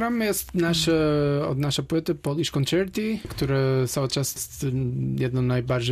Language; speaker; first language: Polish; non-native, learner; Portuguese